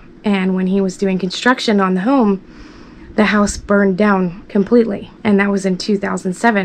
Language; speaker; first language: English; native; English